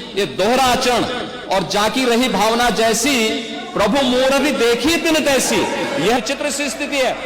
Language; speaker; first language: Hindi; native; Hindi